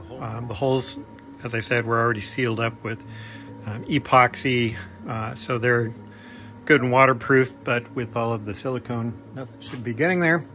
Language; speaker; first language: English; native; English